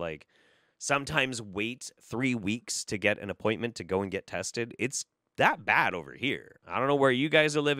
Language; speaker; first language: English; native; English